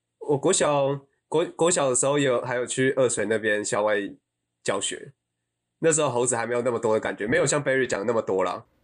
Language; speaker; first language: Chinese; native; Chinese